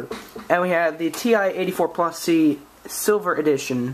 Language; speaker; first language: English; native; English